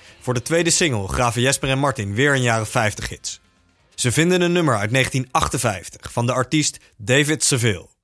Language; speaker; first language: Dutch; native; Dutch